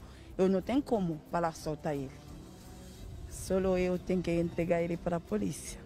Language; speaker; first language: Portuguese; non-native, learner; Haitian Creole